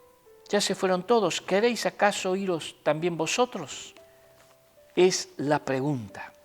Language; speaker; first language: Spanish; native; Spanish